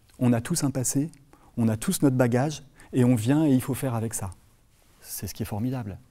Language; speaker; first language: French; native; French